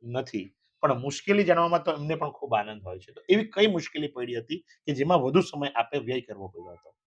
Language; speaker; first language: Gujarati; native; Gujarati